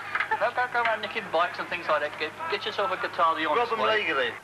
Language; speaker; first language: English; native; English